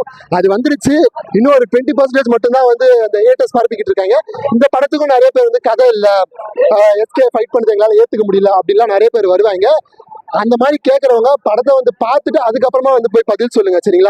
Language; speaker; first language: Tamil; native; Tamil